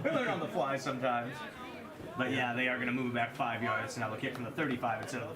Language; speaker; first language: English; native; English